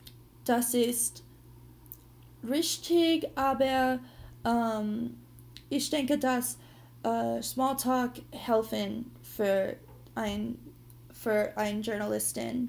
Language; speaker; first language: German; non-native, learner; English